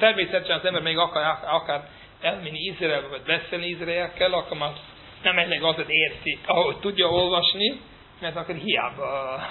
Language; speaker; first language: Hungarian; non-native, fluent; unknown